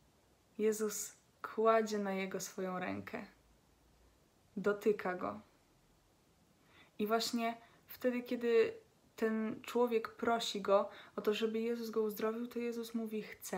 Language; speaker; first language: Polish; native; Polish